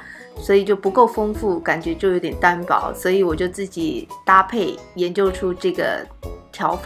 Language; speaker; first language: Chinese; native; Chinese